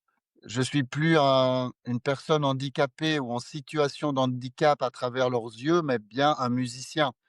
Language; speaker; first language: French; non-native, fluent; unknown